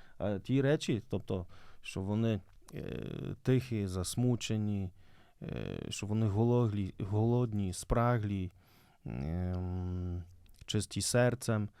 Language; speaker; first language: Ukrainian; native; Ukrainian